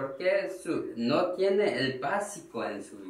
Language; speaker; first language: Spanish; non-native, learner; Korean